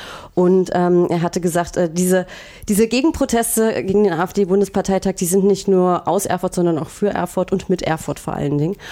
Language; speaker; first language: German; native; German